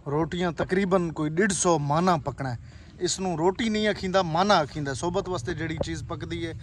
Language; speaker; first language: Urdu; non-native, local second language; Punjabi